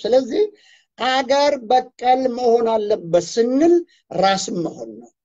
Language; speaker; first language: Amharic; non-native, local second language; Oromo